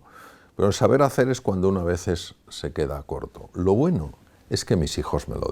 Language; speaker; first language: Spanish; native; Spanish